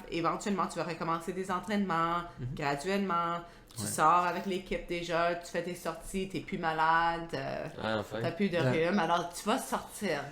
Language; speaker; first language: French; non-native, local second language; English